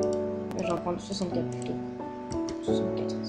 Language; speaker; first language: French; native; French